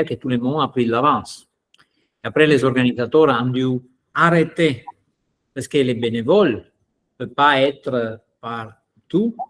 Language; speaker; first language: French; non-native, fluent; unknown